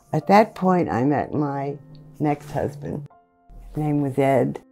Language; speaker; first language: English; native; English